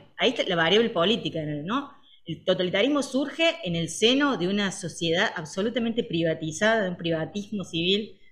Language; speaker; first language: Spanish; native; Spanish